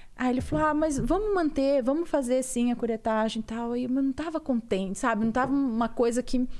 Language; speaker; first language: Portuguese; native; Portuguese